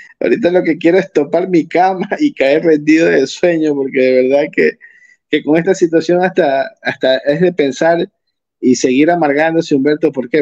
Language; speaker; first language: Spanish; native; Spanish